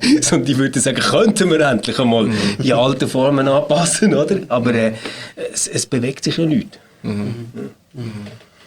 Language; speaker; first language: German; native; German